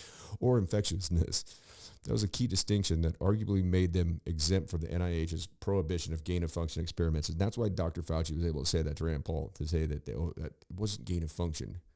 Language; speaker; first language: English; native; English